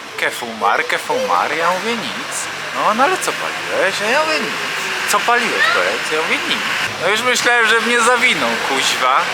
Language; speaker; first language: Polish; native; Polish